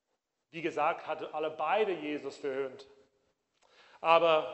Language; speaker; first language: German; non-native, fluent; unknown